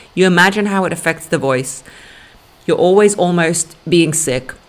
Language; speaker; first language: English; early bilingual, other home language; Russian